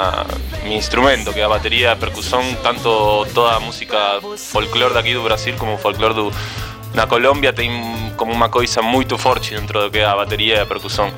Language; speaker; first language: Portuguese; non-native, fluent; Spanish